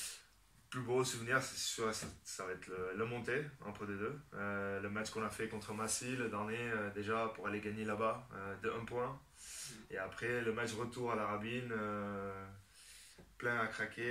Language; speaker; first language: French; non-native, fluent; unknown